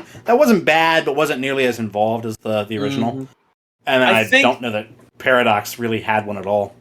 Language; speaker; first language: English; native; English